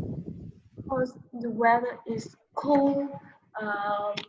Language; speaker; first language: English; non-native, learner; Vietnamese